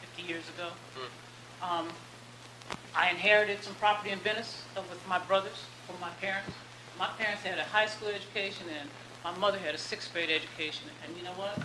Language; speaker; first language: English; native; English